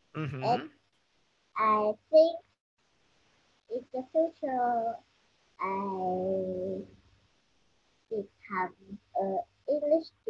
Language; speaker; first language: English; non-native, learner; Vietnamese